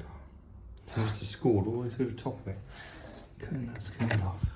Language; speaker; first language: English; native; English